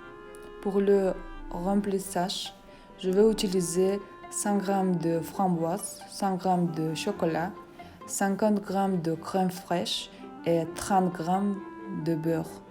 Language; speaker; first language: French; non-native, fluent; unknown